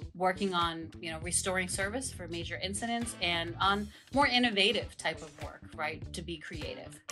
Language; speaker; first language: English; native; English